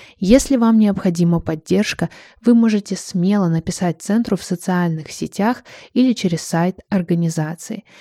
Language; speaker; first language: Russian; native; Russian